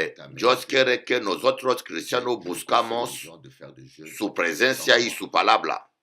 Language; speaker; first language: Spanish; non-native, learner; French